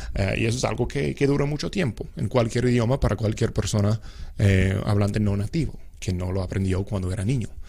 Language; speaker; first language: Spanish; non-native, fluent; English